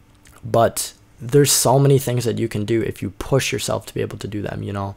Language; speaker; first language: English; native; English